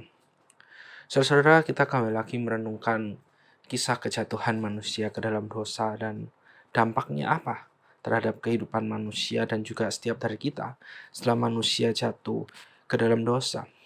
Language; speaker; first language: Indonesian; native; Indonesian